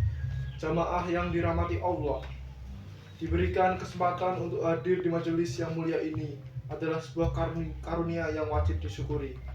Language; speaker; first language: Indonesian; native; Indonesian